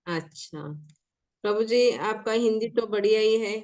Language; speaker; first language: Hindi; non-native, local second language; Kannada